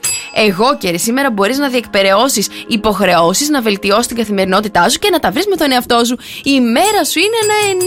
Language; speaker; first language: Greek; native; Greek